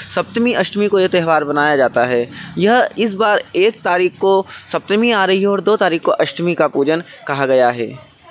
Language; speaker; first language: Hindi; native; Hindi